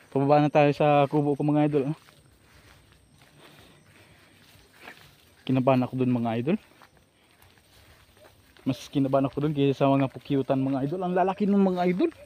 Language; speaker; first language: Filipino; native; Filipino